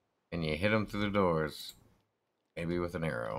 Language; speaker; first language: English; native; English